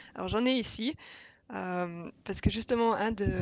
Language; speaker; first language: French; native; French